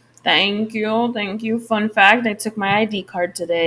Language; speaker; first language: English; early bilingual, other home language; Spanish